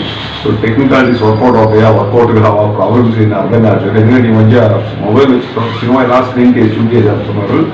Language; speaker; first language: Telugu; native; Telugu